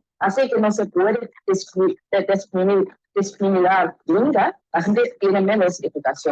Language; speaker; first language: Spanish; non-native, learner; Chinese